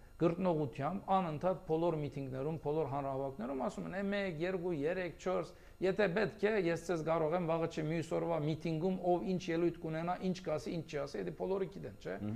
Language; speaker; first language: Armenian; early bilingual, heritage; Armenian